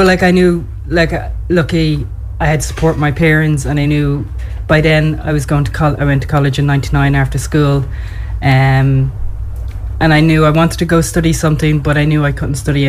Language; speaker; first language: English; native; English